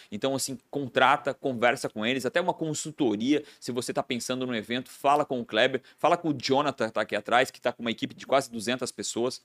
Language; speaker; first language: Portuguese; native; Portuguese